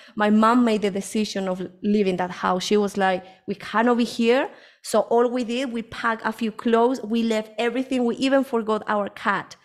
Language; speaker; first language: English; early bilingual, other home language; Spanish